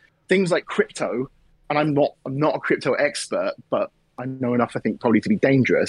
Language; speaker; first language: English; native; English